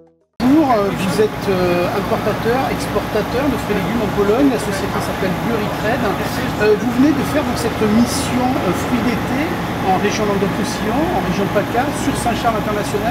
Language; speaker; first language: French; native; French